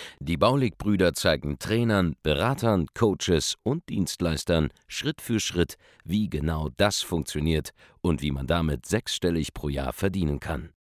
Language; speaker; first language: German; native; German